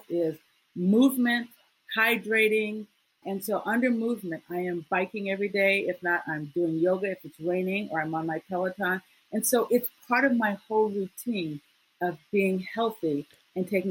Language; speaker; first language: English; native; English